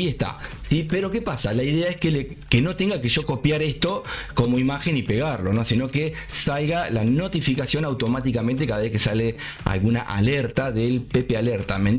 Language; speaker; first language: Spanish; native; Spanish